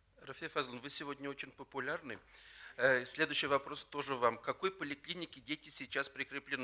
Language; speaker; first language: Russian; native; Russian